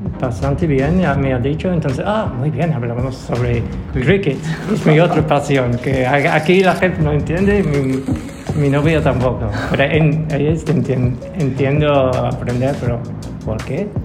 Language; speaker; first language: Spanish; non-native, learner; English